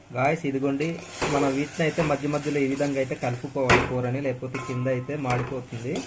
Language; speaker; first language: Telugu; non-native, local second language; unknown